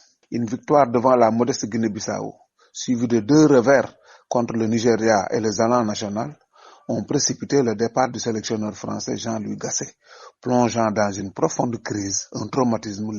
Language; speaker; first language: French; non-native, local second language; Wolof